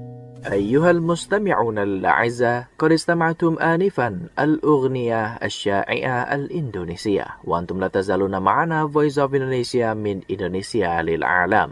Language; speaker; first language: Arabic; non-native, fluent; Indonesian